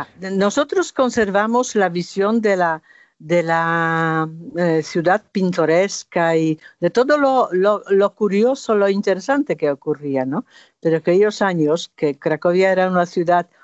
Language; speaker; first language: Spanish; non-native, fluent; Polish